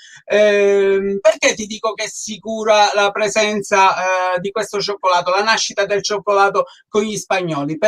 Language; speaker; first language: Italian; native; Italian